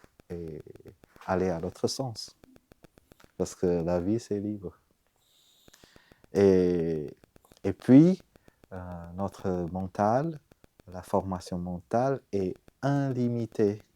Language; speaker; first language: French; non-native, fluent; Vietnamese